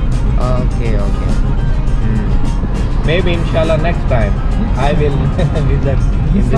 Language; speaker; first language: English; non-native, learner; Urdu